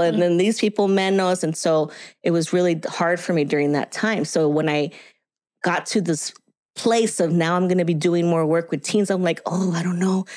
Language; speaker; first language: English; early bilingual, other home language; Spanish